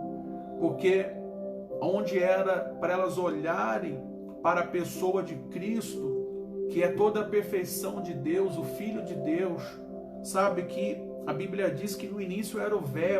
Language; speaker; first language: Portuguese; native; Portuguese